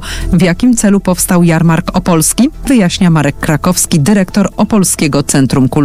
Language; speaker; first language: Polish; native; Polish